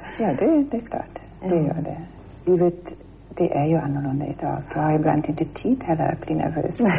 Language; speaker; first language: Swedish; non-native, fluent; German